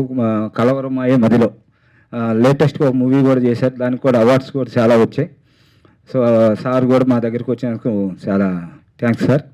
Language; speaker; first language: Telugu; native; Telugu